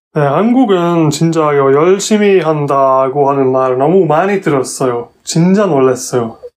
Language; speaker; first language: Korean; non-native, fluent; Hungarian